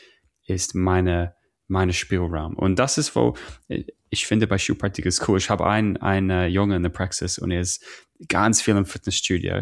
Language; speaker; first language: German; non-native, learner; English